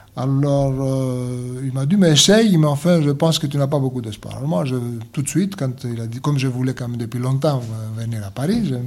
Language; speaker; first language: French; non-native, fluent; Greek